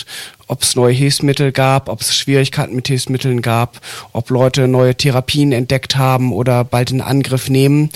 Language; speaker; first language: German; native; German